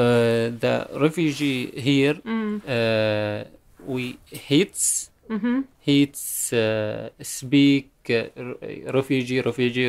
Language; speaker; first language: English; non-native, learner; Arabic